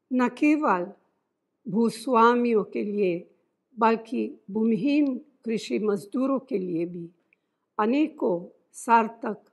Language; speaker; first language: Hindi; non-native, fluent; Italian